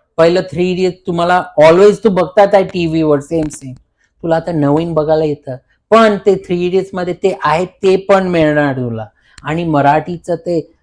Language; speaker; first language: Marathi; early bilingual, heritage; Marathi